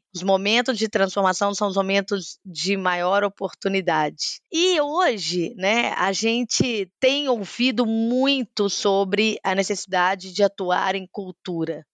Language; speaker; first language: Portuguese; native; Portuguese